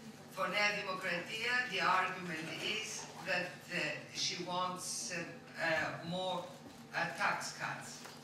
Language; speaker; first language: English; non-native, fluent; Greek